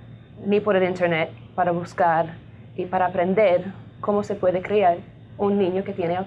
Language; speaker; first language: Spanish; early bilingual, heritage; Spanish